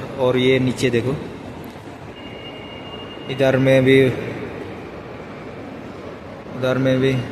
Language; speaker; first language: Hindi; non-native, local second language; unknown